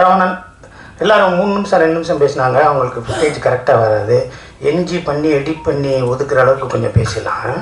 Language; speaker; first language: Tamil; native; Tamil